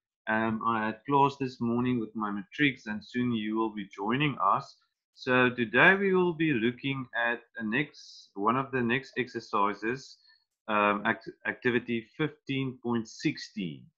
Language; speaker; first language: English; non-native, local second language; Afrikaans